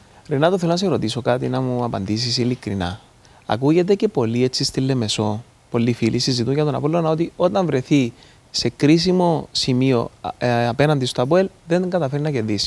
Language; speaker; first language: Greek; native; Greek